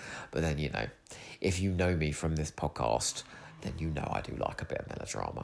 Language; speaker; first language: English; native; English